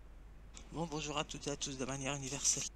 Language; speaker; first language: French; native; French